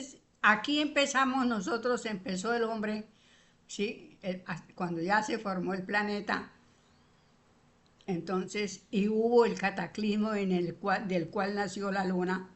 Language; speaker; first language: Spanish; native; Spanish